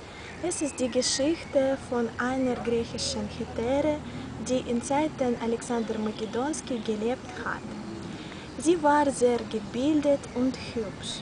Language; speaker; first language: German; non-native, fluent; Russian